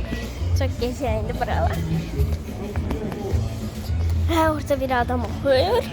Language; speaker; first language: Turkish; non-native, learner; Azerbaijani